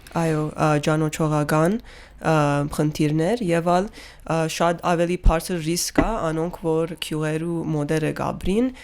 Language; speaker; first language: Armenian; early bilingual, heritage; Armenian